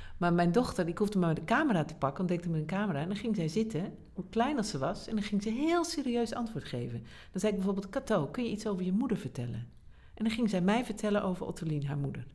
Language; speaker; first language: Dutch; native; Dutch